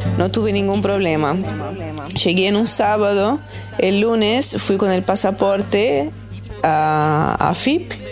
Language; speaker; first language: Spanish; non-native, fluent; Portuguese